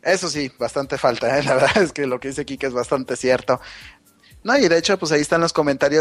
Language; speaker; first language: Spanish; native; Spanish